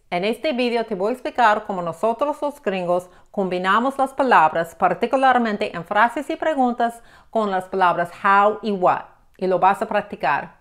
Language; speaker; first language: Spanish; non-native, fluent; English